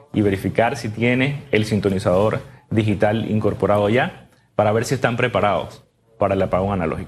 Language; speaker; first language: Spanish; native; Spanish